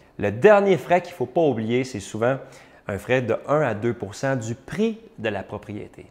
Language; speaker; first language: French; native; French